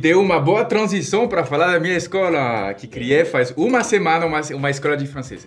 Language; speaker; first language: Portuguese; non-native, fluent; French